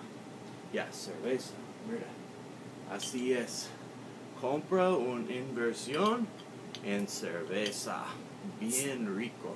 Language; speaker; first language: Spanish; non-native, learner; English